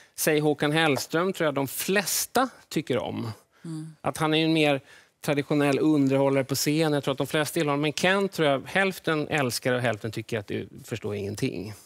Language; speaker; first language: Swedish; native; Swedish